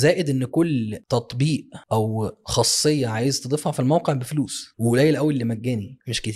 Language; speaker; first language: Arabic; native; Arabic